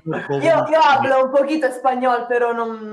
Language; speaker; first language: Spanish; non-native, learner; Italian